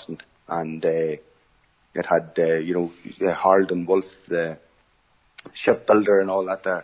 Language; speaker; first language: English; native; English